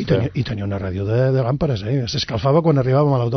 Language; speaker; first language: Catalan; non-native, local second language; Spanish